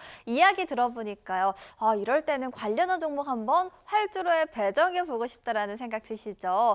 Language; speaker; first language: Korean; native; Korean